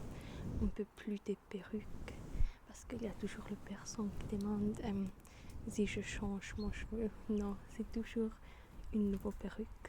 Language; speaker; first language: French; non-native, learner; German